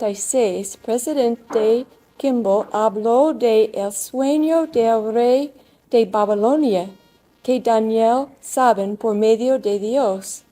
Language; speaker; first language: Spanish; non-native, learner; English